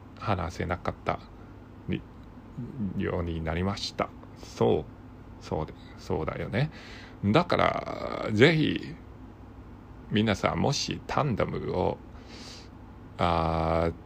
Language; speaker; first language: Japanese; non-native, learner; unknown